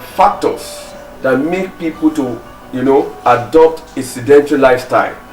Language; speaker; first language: English; non-native, local second language; Yoruba